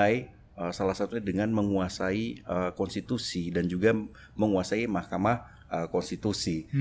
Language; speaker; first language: Indonesian; native; Indonesian